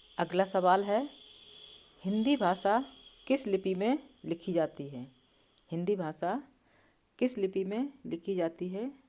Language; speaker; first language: Hindi; native; Hindi